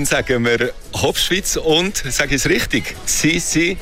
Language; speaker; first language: German; native; German